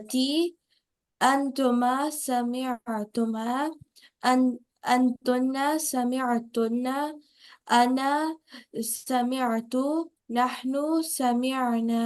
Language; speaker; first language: Arabic; non-native, learner; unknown